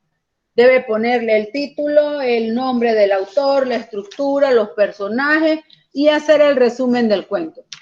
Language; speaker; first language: Spanish; native; Spanish